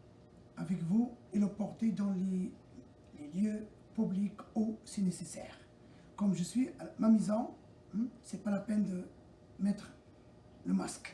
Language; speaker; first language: French; non-native, local second language; Arabic